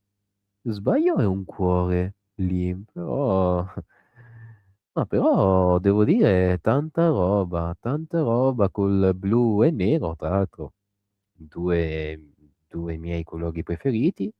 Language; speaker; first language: Italian; native; Italian